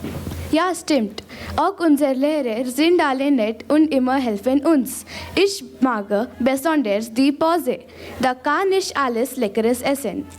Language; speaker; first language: German; non-native, learner; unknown